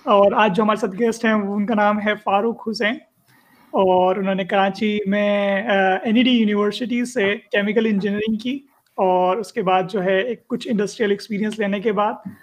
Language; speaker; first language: Urdu; native; Urdu